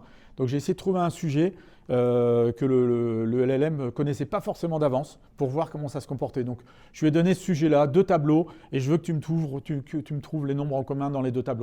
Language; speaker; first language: French; native; French